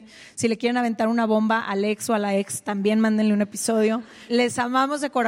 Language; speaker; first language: Spanish; native; Spanish